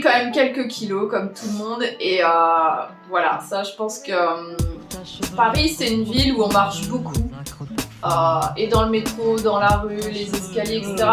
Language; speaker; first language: French; native; French